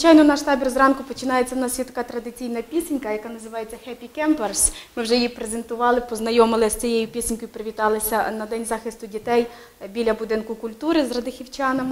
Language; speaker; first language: Ukrainian; native; Ukrainian